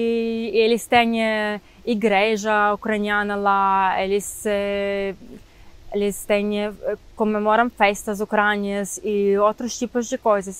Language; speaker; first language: Portuguese; non-native, fluent; Ukrainian